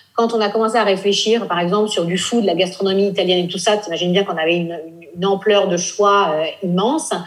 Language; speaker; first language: French; native; French